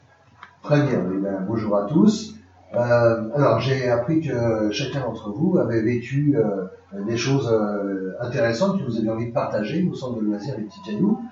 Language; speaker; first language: French; native; French